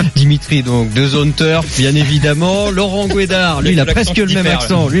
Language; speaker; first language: French; native; French